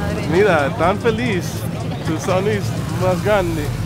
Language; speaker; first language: Spanish; non-native, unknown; English